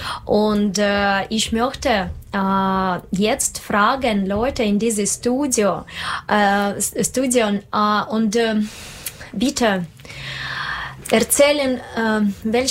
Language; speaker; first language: German; non-native, learner; Russian